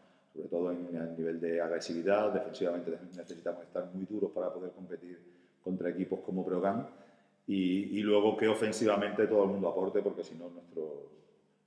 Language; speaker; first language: Spanish; native; Spanish